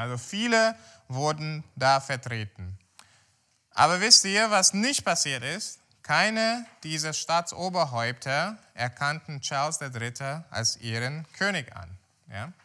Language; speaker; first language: German; non-native, fluent; Portuguese